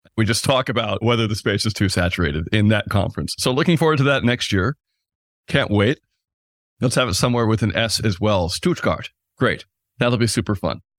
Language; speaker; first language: English; native; English